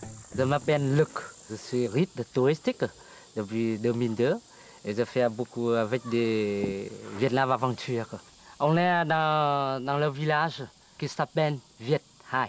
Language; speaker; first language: French; non-native, fluent; Vietnamese